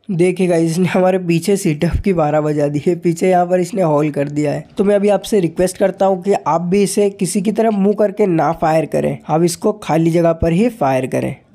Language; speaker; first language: Hindi; native; Hindi